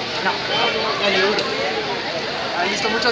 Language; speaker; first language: Spanish; non-native, fluent; French